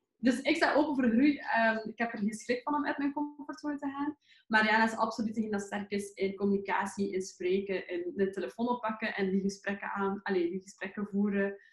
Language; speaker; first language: Dutch; early bilingual, other home language; Arabic